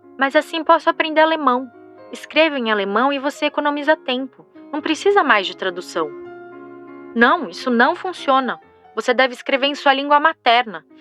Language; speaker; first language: Portuguese; native; Portuguese